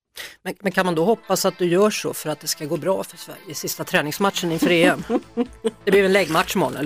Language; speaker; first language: Swedish; native; Swedish